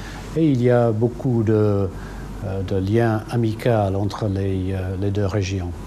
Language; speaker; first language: French; non-native, local second language; English